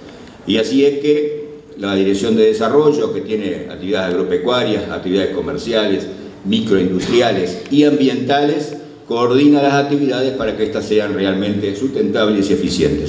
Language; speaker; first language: Spanish; native; Spanish